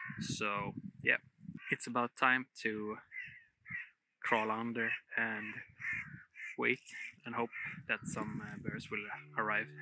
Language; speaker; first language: English; non-native, fluent; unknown